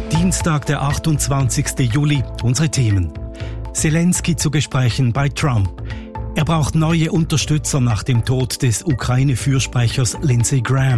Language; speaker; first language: German; native; German